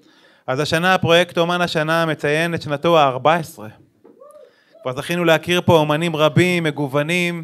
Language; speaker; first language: Hebrew; native; Hebrew